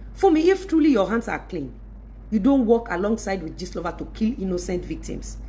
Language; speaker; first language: English; non-native, local second language; Yoruba